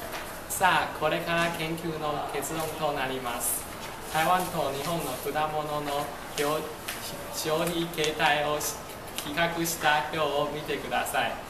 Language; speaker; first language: Japanese; non-native, learner; Chinese